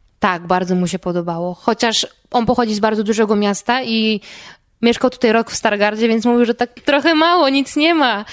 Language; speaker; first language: Polish; native; Polish